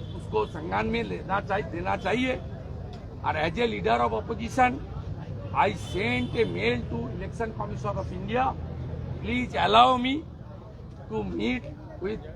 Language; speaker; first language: Hindi; non-native, local second language; Bangla